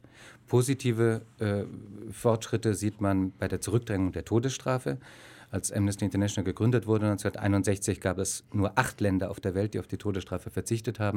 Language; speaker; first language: German; native; German